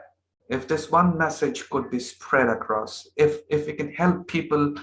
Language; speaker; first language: English; non-native, local second language; Hindi